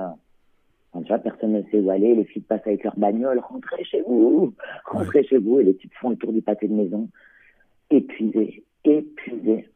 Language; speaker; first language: French; native; French